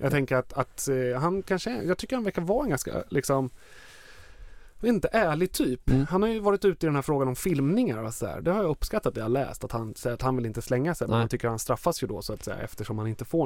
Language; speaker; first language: Swedish; native; Swedish